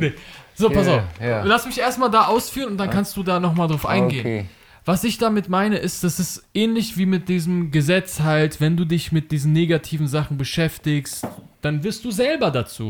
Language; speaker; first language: German; native; German